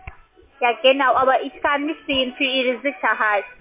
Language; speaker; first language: German; non-native, learner; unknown